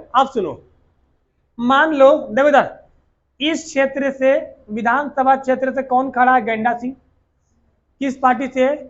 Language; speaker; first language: Hindi; native; Hindi